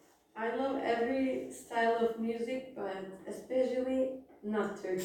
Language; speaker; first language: English; non-native, learner; Turkish